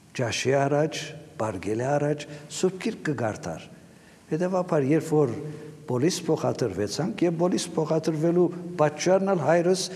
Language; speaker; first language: Armenian; native; Armenian